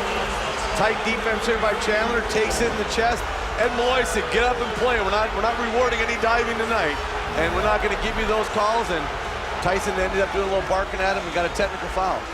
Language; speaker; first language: English; native; English